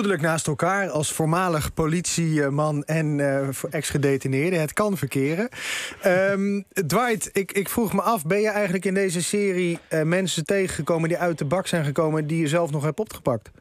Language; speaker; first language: Dutch; native; Dutch